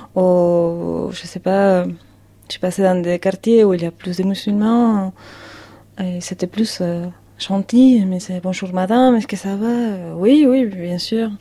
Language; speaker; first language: French; non-native, fluent; Spanish